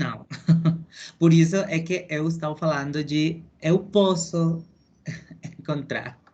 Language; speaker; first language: Portuguese; non-native, learner; Spanish